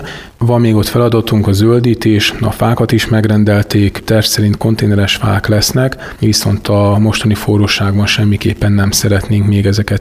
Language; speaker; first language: Hungarian; native; Hungarian